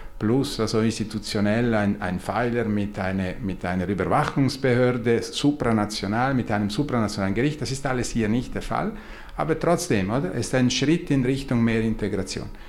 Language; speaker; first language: German; non-native, local second language; Italian